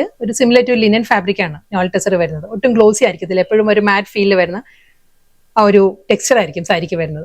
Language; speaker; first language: Malayalam; native; Malayalam